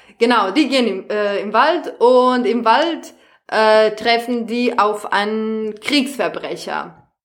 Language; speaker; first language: German; non-native, fluent; Serbian